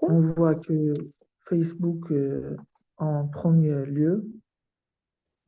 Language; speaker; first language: French; non-native, learner; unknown